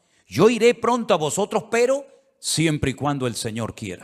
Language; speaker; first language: Spanish; native; Spanish